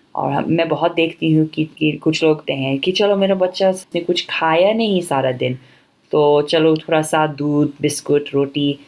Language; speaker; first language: Hindi; non-native, fluent; English